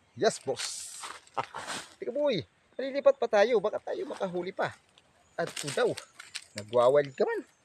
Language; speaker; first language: Filipino; non-native, local second language; Waray